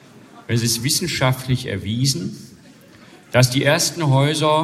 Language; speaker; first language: German; native; German